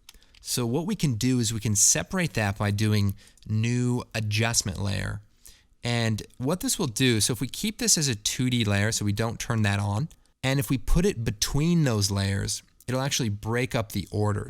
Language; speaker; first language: English; native; English